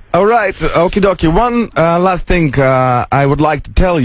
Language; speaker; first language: English; non-native, fluent; Lithuanian